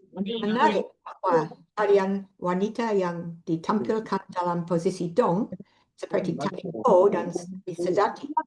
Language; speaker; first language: Indonesian; non-native, fluent; English